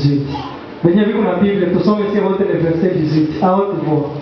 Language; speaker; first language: French; non-native, local second language; Swahili